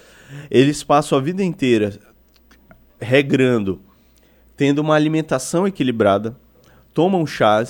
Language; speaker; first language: Portuguese; native; Portuguese